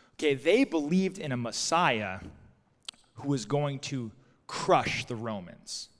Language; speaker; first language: English; native; English